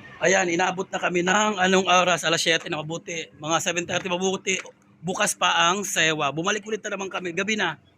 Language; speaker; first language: Filipino; non-native, local second language; Waray